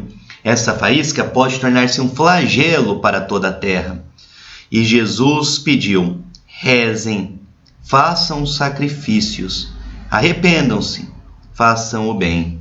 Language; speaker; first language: Portuguese; native; Portuguese